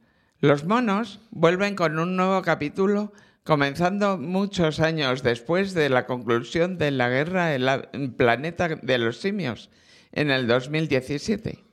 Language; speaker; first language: Spanish; native; Spanish